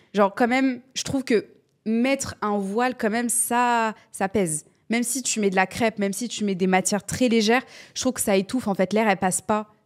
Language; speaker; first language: French; native; French